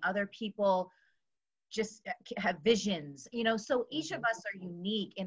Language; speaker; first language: English; native; English